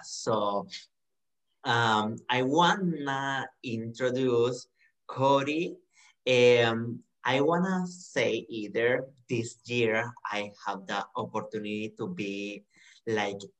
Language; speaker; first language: English; non-native, learner; Spanish